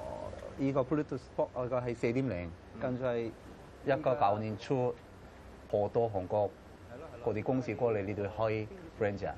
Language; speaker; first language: Cantonese; non-native, fluent; Korean